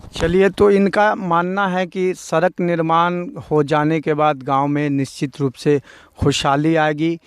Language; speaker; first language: Hindi; native; Hindi